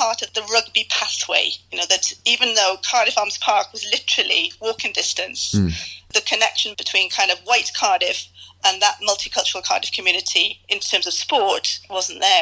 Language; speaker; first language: English; native; English